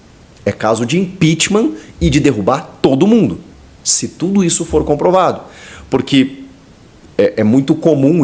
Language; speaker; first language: Portuguese; native; Portuguese